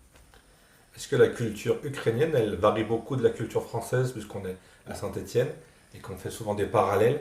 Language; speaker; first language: French; native; French